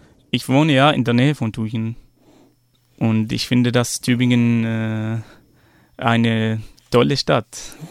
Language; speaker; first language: German; non-native, learner; Arabic